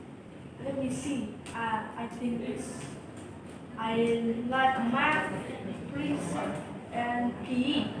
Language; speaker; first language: English; non-native, learner; Vietnamese